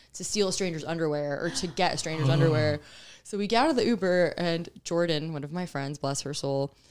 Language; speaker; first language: English; native; English